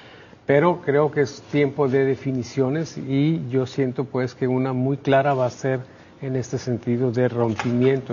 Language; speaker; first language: Spanish; native; Spanish